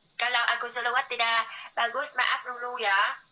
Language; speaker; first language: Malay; non-native, learner; Vietnamese